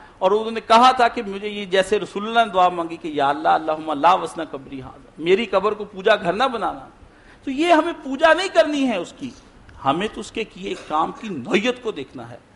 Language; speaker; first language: Urdu; non-native, local second language; Punjabi